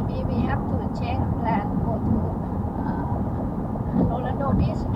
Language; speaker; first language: English; non-native, learner; Thai